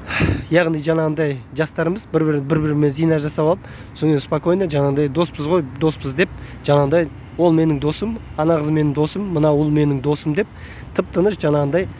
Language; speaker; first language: Kazakh; native; Kazakh